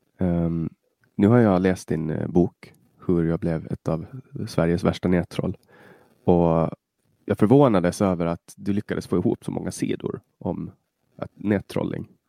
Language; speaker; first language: Swedish; native; Swedish